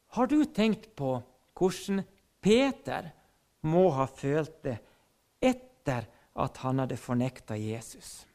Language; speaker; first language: Norwegian; non-native, fluent; Finnish